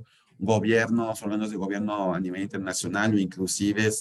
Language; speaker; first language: Spanish; native; Spanish